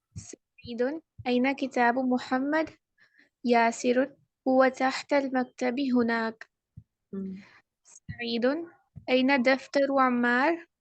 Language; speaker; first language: Arabic; non-native, learner; Urdu